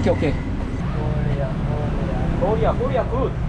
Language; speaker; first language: English; non-native, learner; Korean